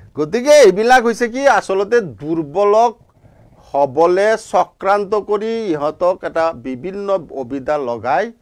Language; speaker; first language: Assamese; non-native, local second language; Bangla